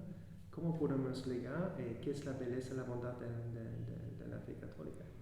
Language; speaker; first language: Spanish; non-native, fluent; German